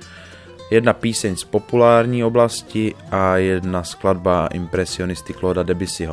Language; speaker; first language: Czech; native; Czech